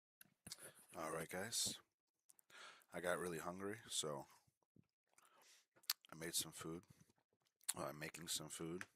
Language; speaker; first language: English; native; English